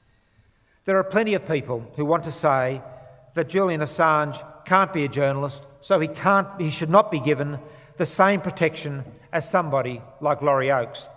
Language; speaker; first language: English; native; English